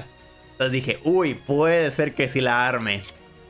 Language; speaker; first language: Spanish; native; Spanish